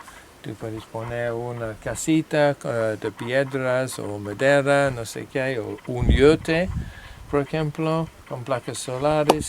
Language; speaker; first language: Spanish; non-native, learner; English